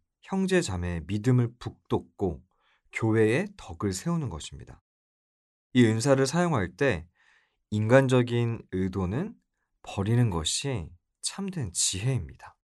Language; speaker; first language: Korean; native; Korean